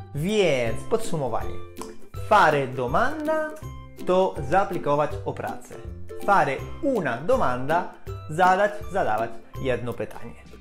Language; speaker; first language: Polish; non-native, fluent; Italian